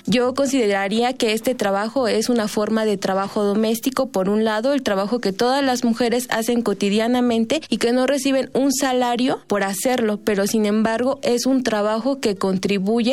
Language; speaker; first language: Spanish; native; Spanish